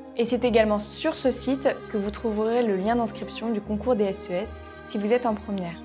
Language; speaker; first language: French; native; French